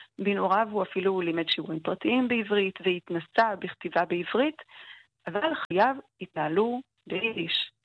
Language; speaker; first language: Hebrew; native; Hebrew